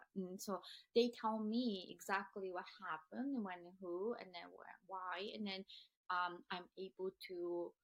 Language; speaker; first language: English; non-native, fluent; Japanese